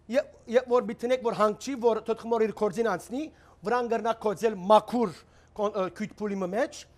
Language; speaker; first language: Armenian; early bilingual, heritage; Armenian